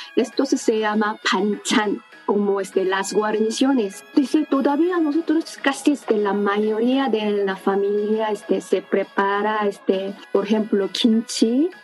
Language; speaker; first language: Spanish; non-native, learner; Korean